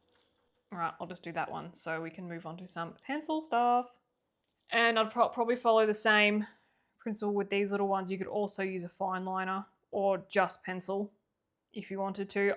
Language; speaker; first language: English; native; English